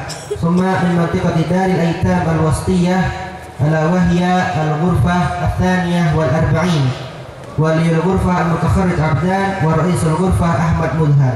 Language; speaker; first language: Arabic; non-native, fluent; Indonesian